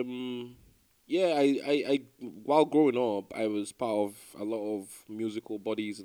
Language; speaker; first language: English; non-native, local second language; Igbo